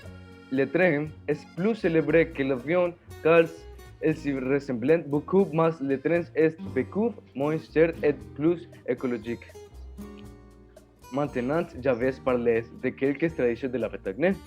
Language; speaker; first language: French; non-native, learner; Spanish